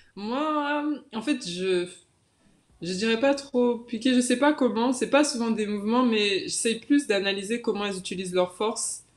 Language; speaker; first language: French; native; French